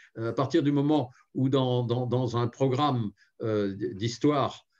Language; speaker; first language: French; native; French